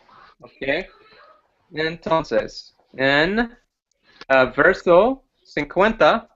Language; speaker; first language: Spanish; non-native, fluent; English